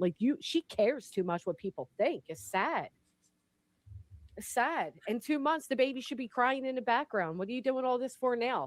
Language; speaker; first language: English; native; English